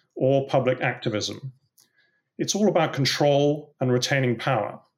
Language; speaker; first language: English; native; English